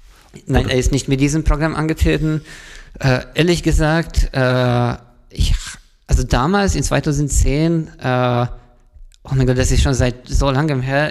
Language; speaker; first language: German; non-native, fluent; Hungarian